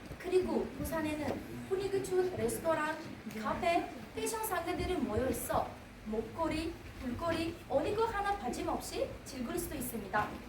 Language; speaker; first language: Korean; non-native, learner; Uzbek